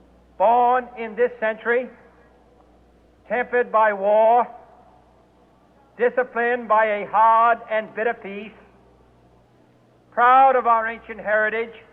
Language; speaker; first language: English; native; English